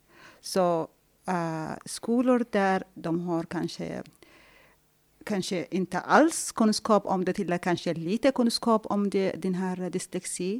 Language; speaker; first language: Swedish; non-native, fluent; Arabic